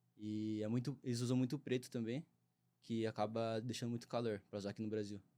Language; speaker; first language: Portuguese; native; Portuguese